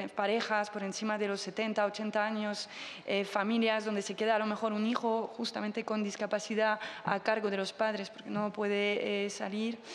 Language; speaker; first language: Spanish; non-native, fluent; French